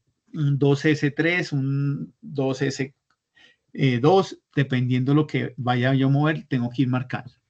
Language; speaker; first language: Spanish; native; Spanish